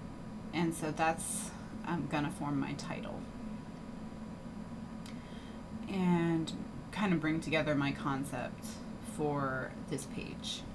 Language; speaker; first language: English; native; English